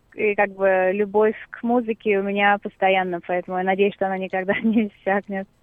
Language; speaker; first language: Russian; native; Russian